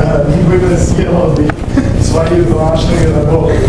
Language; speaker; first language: Russian; non-native, learner; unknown